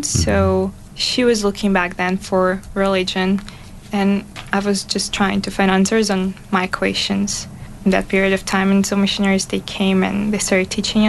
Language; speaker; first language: English; non-native, fluent; Russian